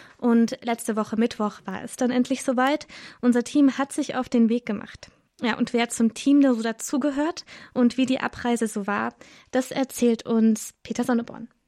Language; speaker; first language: German; native; German